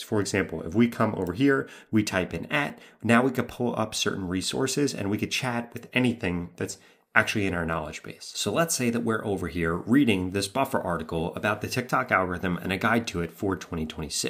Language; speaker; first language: English; native; English